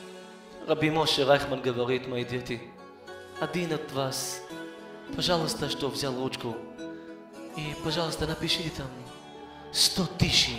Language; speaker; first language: Russian; early bilingual, heritage; Hebrew